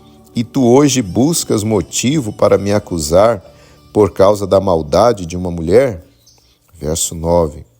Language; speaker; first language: Portuguese; native; Portuguese